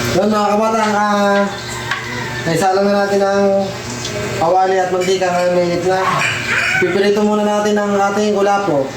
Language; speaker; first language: Filipino; native; Filipino